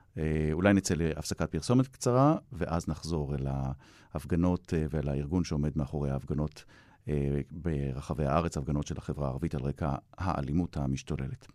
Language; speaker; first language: Hebrew; native; Hebrew